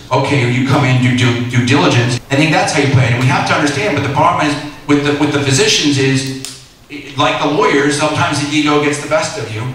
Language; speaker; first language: English; native; English